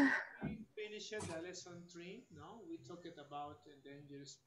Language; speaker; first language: English; non-native, learner; Spanish